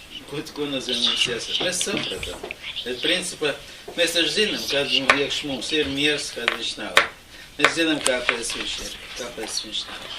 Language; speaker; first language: Latvian; non-native, local second language; Russian